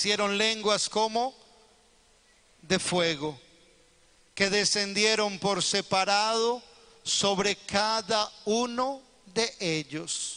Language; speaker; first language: Spanish; native; Spanish